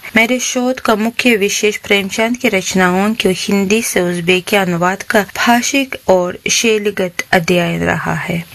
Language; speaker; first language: Hindi; non-native, fluent; Uzbek